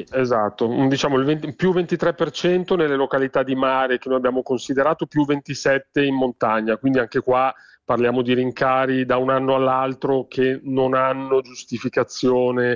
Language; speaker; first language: Italian; native; Italian